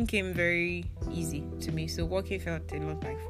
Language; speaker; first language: English; non-native, local second language; Yoruba